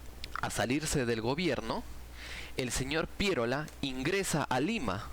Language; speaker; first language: Spanish; native; Spanish